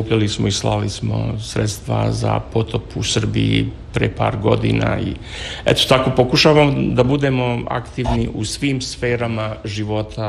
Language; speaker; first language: Serbian; native; Serbian